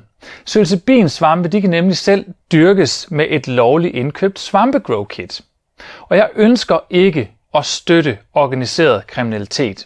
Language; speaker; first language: Danish; native; Danish